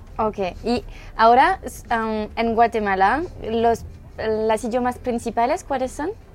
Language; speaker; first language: Spanish; non-native, learner; French